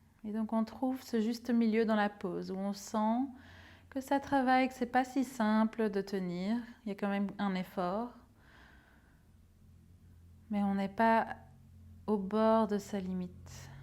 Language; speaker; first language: French; native; French